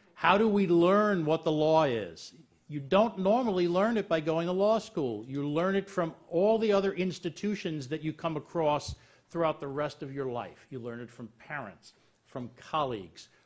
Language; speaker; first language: English; native; English